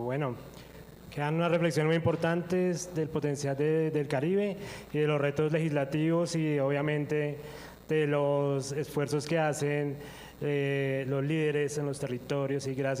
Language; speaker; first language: Spanish; native; Spanish